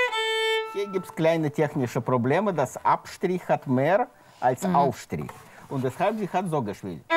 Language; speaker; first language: German; non-native, learner; Russian